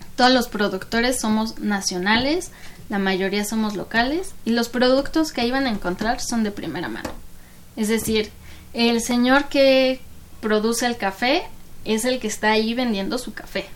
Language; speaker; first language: Spanish; native; Spanish